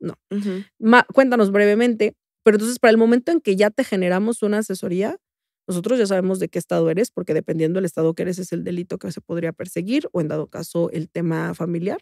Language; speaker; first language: Spanish; native; Spanish